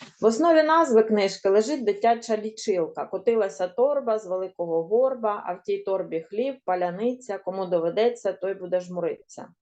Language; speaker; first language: Ukrainian; native; Ukrainian